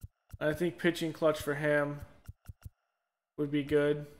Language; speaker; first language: English; native; English